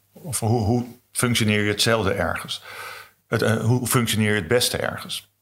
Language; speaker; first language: Dutch; native; Dutch